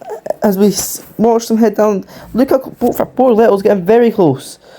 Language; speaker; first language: English; native; English